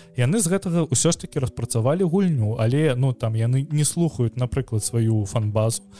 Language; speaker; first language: Belarusian; non-native, local second language; Russian